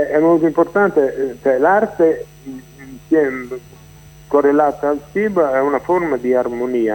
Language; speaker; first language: Italian; native; Italian